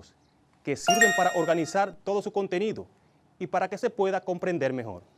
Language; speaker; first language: Spanish; native; Spanish